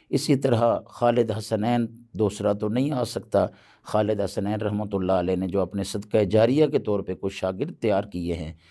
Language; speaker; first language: Urdu; non-native, local second language; Punjabi